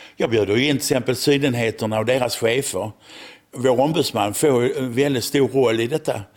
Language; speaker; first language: Swedish; native; Swedish